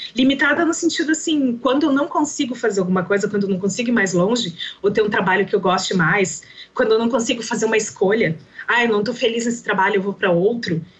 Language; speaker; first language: Portuguese; native; Portuguese